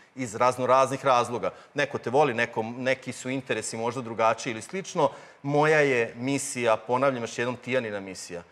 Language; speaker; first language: Croatian; native; Croatian